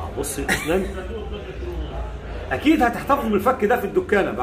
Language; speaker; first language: Arabic; native; Arabic